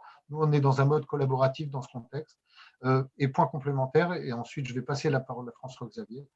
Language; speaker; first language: French; native; French